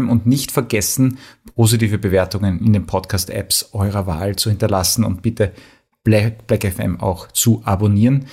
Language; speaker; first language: German; native; German